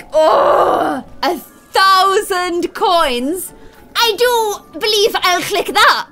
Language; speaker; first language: English; native; English